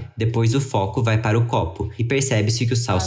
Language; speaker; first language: Portuguese; native; Portuguese